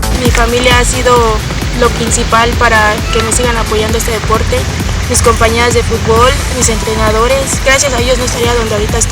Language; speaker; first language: Spanish; native; Spanish